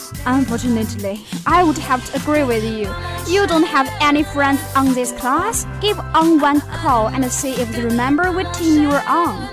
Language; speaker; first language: English; non-native, fluent; Chinese